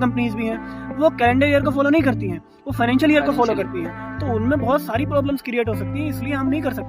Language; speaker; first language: Hindi; native; Hindi